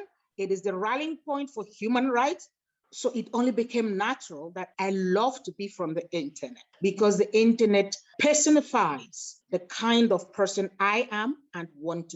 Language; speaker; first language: English; non-native, local second language; Igbo